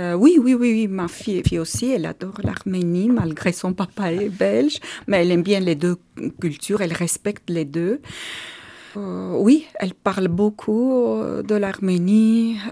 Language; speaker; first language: French; non-native, learner; Armenian